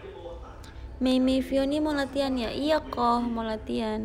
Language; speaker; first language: Indonesian; native; Indonesian